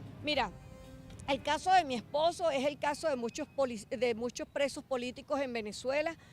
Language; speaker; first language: Spanish; native; Spanish